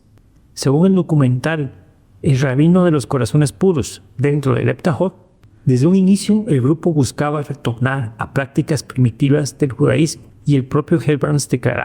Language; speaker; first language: Spanish; native; Spanish